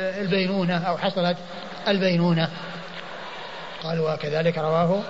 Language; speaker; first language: Arabic; native; Arabic